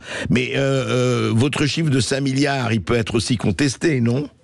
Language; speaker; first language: French; native; French